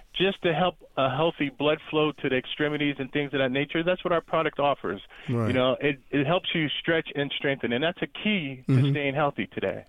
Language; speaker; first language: English; native; English